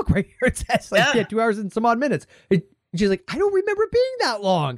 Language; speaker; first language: English; native; English